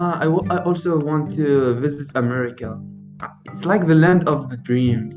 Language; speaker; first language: English; non-native, learner; Arabic